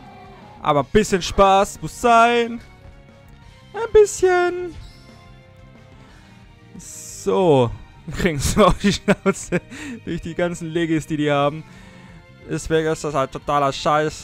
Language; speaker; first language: German; native; German